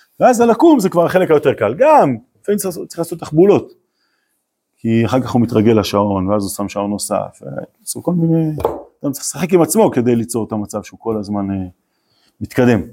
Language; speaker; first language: Hebrew; native; Hebrew